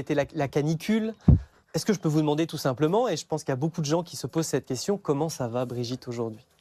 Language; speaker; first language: French; native; French